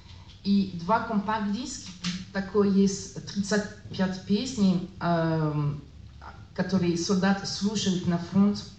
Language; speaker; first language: Russian; non-native, learner; French